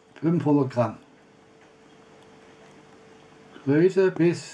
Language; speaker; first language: German; non-native, learner; Russian